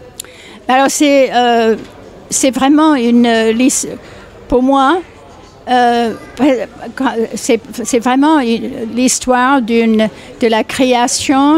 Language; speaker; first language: French; non-native, fluent; English